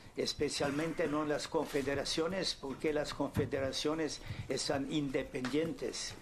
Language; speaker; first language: Spanish; non-native, fluent; German